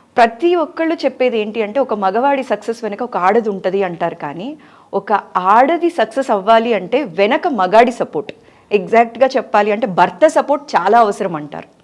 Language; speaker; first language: Telugu; native; Telugu